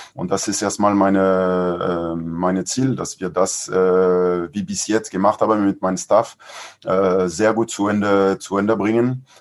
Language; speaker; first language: German; non-native, fluent; French